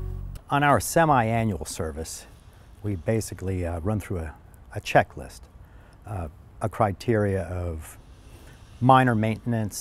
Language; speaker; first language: English; native; English